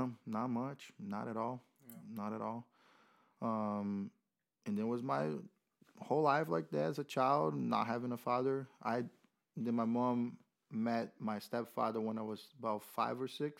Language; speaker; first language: English; non-native, fluent; Portuguese